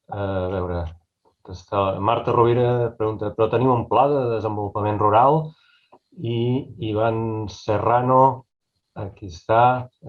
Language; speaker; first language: Catalan; native; Catalan